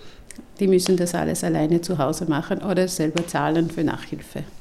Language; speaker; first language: German; non-native, fluent; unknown